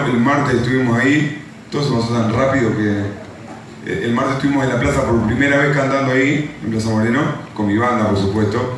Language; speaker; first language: Spanish; native; Spanish